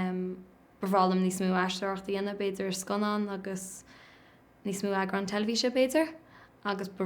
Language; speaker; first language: Irish; native; Irish